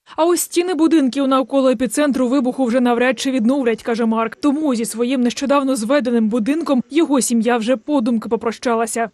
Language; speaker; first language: Ukrainian; native; Ukrainian